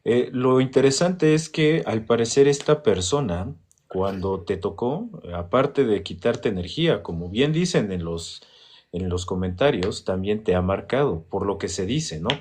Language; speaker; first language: Spanish; native; Spanish